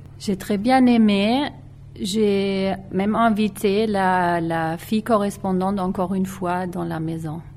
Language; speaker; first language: French; non-native, fluent; German